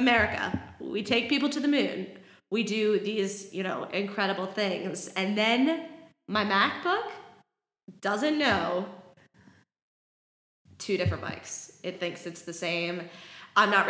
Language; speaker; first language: English; native; English